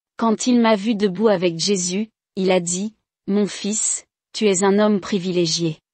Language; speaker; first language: French; non-native, local second language; Rundi